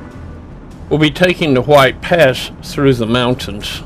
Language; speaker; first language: English; native; English